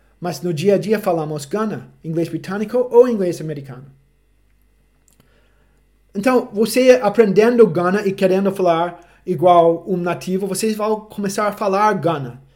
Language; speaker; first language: Portuguese; non-native, fluent; English